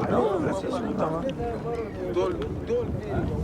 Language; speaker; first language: Russian; native; Russian